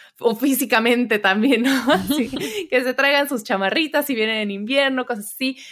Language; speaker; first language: Spanish; native; Spanish